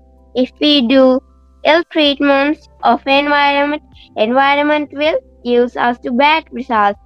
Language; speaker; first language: English; non-native, learner; Sinhala